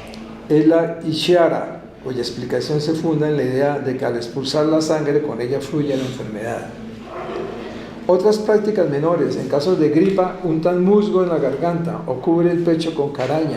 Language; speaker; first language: Spanish; native; Spanish